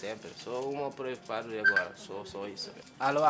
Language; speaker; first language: Portuguese; non-native, learner; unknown